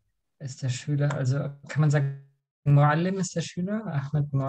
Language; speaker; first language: Arabic; non-native, learner; German